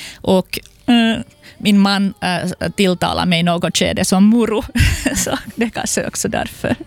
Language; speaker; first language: Swedish; non-native, local second language; Finnish